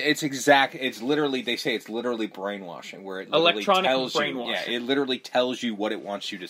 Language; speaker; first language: English; native; English